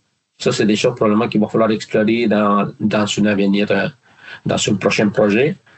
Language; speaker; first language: French; non-native, fluent; Spanish